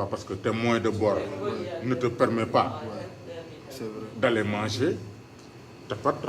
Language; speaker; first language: French; non-native, local second language; Wolof